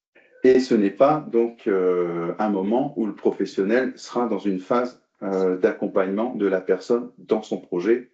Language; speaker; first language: French; native; French